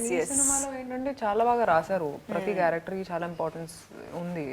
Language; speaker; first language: Telugu; non-native, fluent; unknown